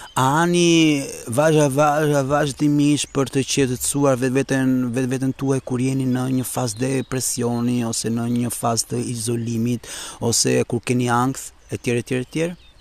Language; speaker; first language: Albanian; early bilingual, heritage; Albanian